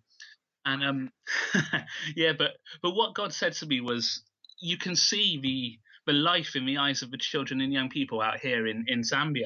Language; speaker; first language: English; native; English